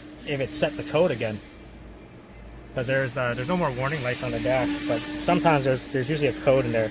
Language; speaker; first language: English; native; English